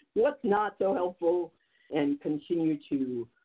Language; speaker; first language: English; native; English